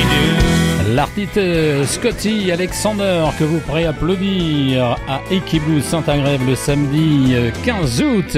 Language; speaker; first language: French; native; French